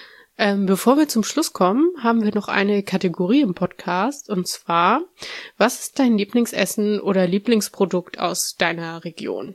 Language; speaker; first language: German; native; German